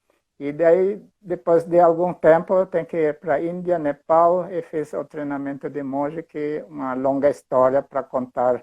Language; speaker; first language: Portuguese; non-native, fluent; Filipino